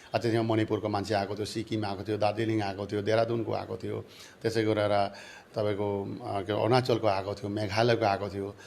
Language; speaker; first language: Nepali; native; Nepali